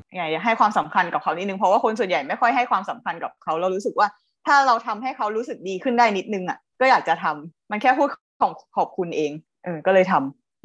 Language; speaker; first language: Thai; native; Thai